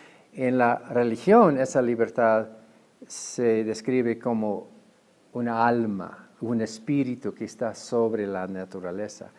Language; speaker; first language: Spanish; non-native, fluent; English